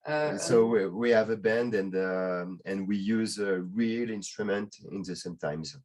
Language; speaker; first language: English; non-native, learner; French